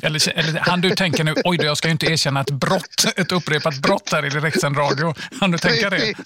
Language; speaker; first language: Swedish; native; Swedish